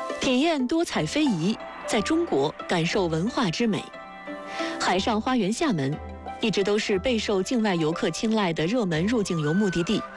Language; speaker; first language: Chinese; native; Chinese